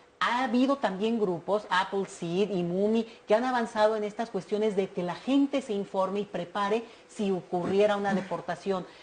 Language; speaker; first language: Spanish; native; Spanish